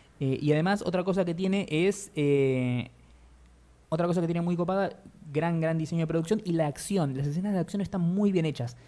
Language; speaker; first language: Spanish; native; Spanish